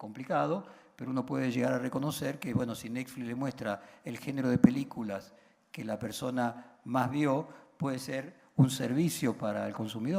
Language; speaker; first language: Spanish; native; Spanish